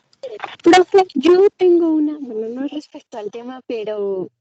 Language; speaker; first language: Spanish; native; Spanish